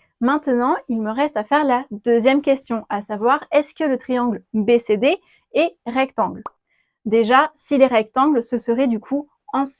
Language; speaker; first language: French; native; French